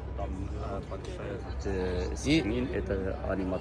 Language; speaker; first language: Russian; non-native, learner; Arabic